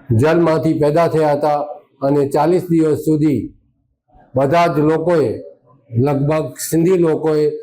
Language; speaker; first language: Gujarati; non-native, local second language; Sindhi